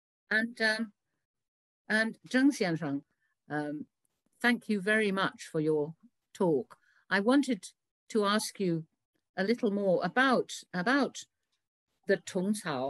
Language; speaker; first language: English; native; English